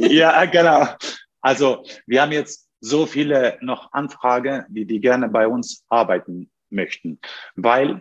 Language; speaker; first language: German; non-native, fluent; Turkish